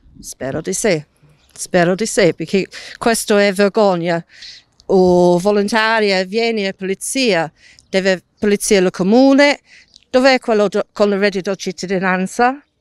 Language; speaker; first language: Italian; non-native, learner; English